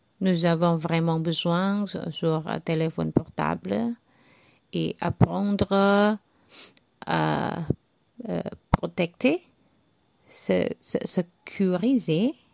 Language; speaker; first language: French; non-native, learner; Javanese